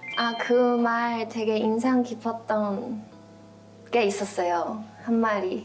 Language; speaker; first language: Korean; non-native, fluent; Chinese